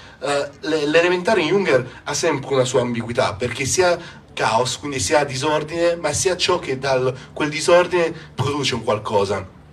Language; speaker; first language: Italian; native; Italian